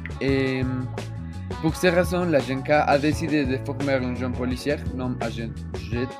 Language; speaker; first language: French; non-native, learner; Spanish